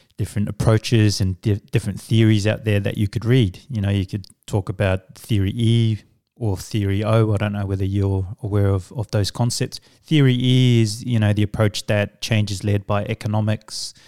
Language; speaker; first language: English; early bilingual, other home language; Samoan